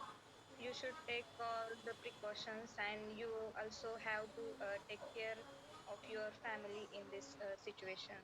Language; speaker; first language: English; non-native, learner; Marathi